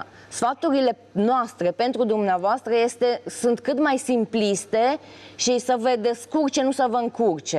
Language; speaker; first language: Romanian; native; Romanian